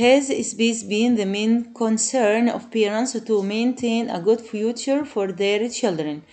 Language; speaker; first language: English; non-native, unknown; Arabic